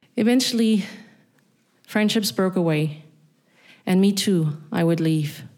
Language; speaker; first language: English; non-native, fluent; German